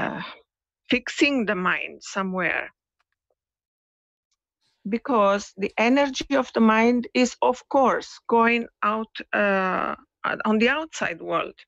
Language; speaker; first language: English; non-native, fluent; Italian